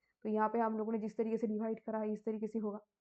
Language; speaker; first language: Hindi; native; Hindi